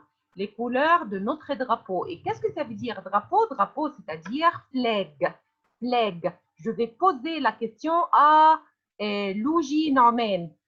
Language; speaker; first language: French; non-native, fluent; Arabic